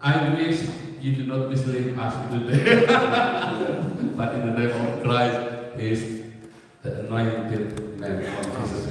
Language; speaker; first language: English; non-native, learner; Indonesian